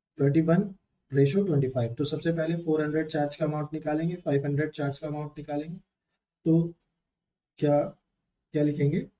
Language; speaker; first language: Hindi; native; Hindi